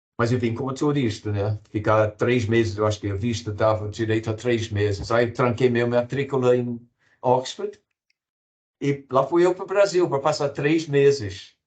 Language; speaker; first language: Portuguese; non-native, fluent; English